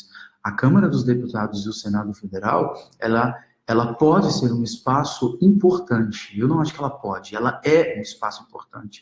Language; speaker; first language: Portuguese; native; Portuguese